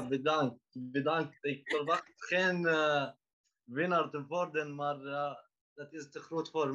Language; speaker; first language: Dutch; non-native, learner; Arabic